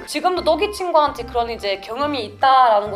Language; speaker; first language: Korean; non-native, fluent; German